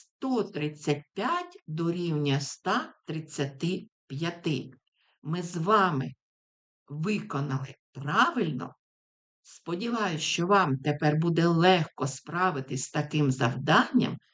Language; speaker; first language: Ukrainian; native; Ukrainian